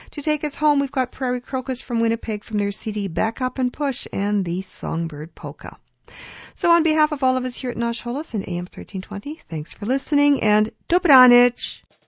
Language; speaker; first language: English; early bilingual, other home language; Ukrainian